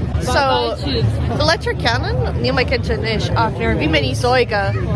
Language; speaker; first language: Irish; non-native, local second language; English